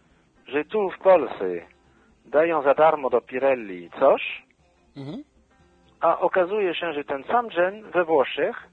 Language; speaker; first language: Polish; non-native, fluent; French